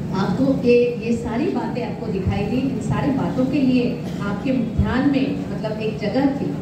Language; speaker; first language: Hindi; non-native, local second language; Marathi